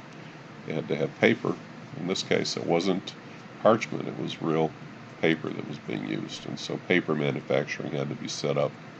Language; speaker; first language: English; native; English